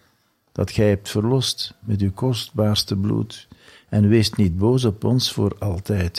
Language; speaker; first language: Dutch; native; Dutch